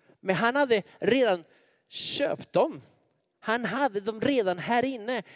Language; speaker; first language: Swedish; non-native, fluent; Spanish